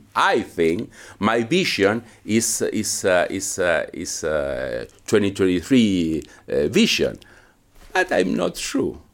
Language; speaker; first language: English; non-native, learner; Spanish